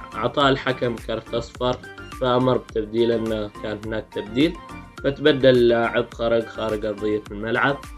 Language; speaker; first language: Arabic; native; Arabic